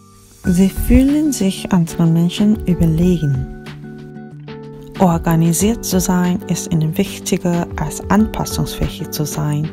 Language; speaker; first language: German; non-native, fluent; Korean